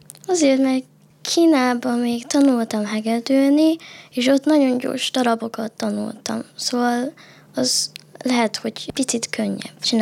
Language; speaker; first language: Hungarian; early bilingual, other home language; Chinese